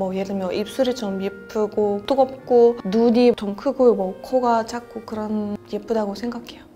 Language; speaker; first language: Korean; non-native, fluent; Russian